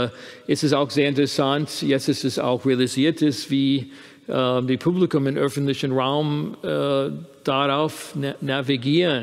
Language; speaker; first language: German; non-native, fluent; English